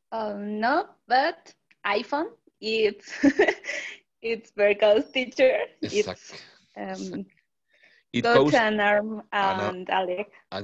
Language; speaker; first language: English; non-native, learner; Spanish